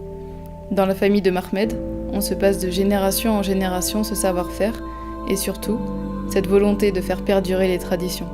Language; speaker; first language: French; native; French